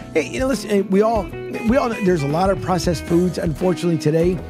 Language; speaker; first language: English; early bilingual, other home language; Spanish